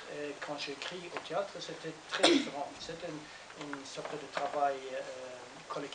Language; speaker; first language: French; non-native, learner; Norwegian